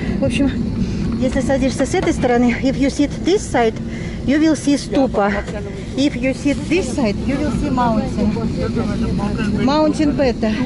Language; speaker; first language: Russian; native; Russian